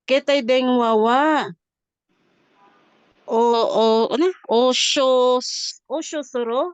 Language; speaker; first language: Japanese; non-native, learner; Cebuano